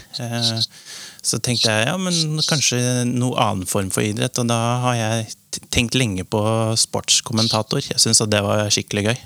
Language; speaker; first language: Norwegian; non-native, fluent; Dutch